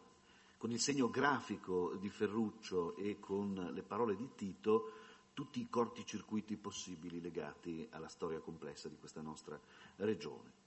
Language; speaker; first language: Italian; native; Italian